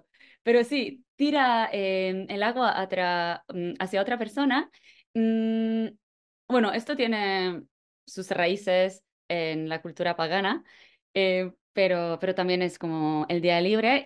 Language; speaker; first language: Spanish; non-native, fluent; Polish